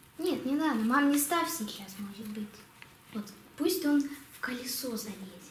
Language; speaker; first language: Russian; non-native, local second language; Lithuanian